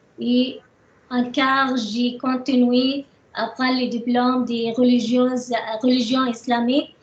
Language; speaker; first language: French; non-native, learner; Arabic